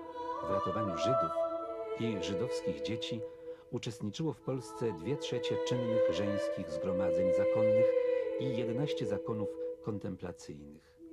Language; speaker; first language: Polish; native; Polish